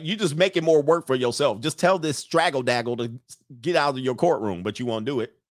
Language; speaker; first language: English; native; English